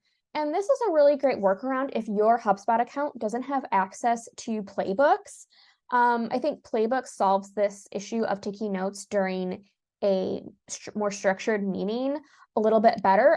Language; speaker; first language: English; native; English